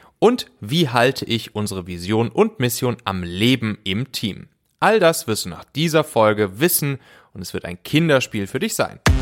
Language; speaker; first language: German; native; German